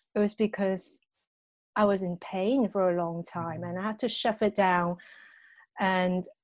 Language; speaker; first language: English; non-native, local second language; Cantonese